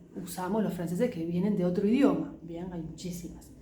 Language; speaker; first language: Spanish; non-native, fluent; French